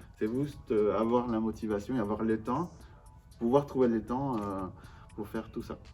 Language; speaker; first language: French; non-native, fluent; Spanish